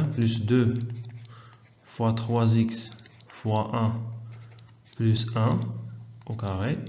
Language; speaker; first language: French; non-native, local second language; Arabic